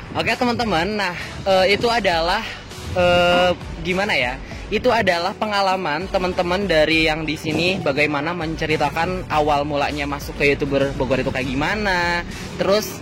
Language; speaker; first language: Indonesian; native; Indonesian